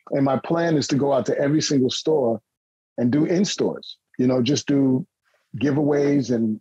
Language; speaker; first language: English; native; English